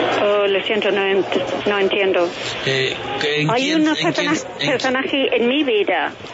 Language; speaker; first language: Spanish; non-native, learner; English